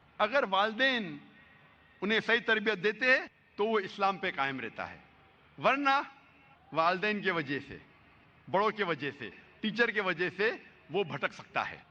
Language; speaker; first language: Urdu; non-native, local second language; Konkani